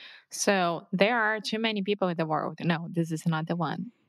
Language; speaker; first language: English; non-native, fluent; Portuguese